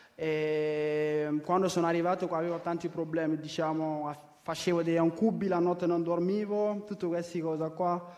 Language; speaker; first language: Italian; non-native, fluent; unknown